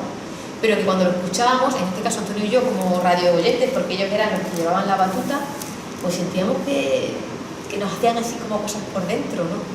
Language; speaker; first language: Spanish; native; Spanish